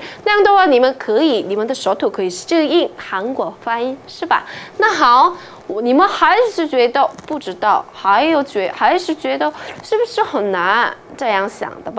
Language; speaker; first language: Chinese; non-native, fluent; Korean